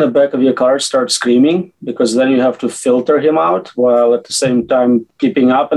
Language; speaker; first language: English; native; English